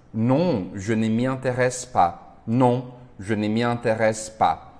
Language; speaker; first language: French; non-native, fluent; Portuguese